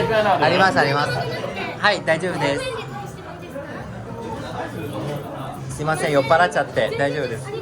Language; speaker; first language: Japanese; non-native, fluent; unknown